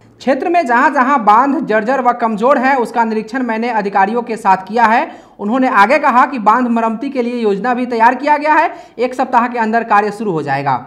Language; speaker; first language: Hindi; native; Hindi